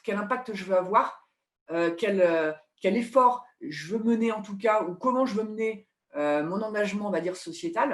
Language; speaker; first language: French; native; French